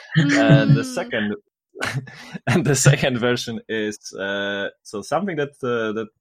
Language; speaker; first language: English; non-native, fluent; Polish